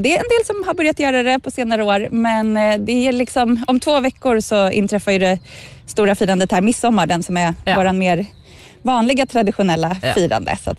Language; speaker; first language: Swedish; native; Swedish